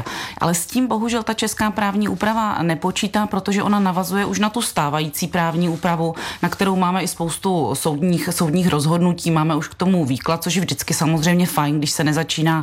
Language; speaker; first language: Czech; native; Czech